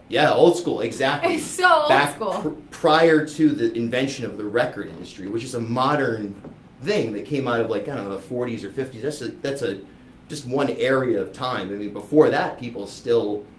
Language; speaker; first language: English; native; English